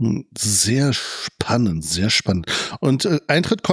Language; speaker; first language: German; native; German